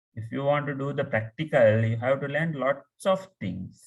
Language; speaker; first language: English; non-native, local second language; Tamil